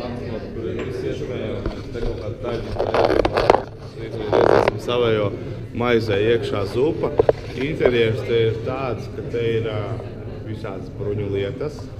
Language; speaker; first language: Latvian; native; Latvian